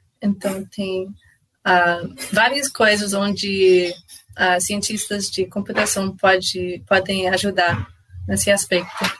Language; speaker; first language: Portuguese; non-native, fluent; English